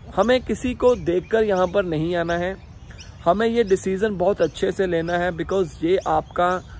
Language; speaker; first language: Hindi; native; Hindi